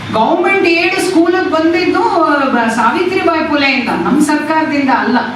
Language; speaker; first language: Kannada; non-native, local second language; Tamil